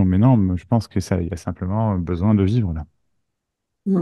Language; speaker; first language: French; native; French